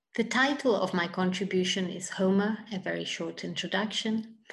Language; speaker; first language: English; non-native, fluent; Italian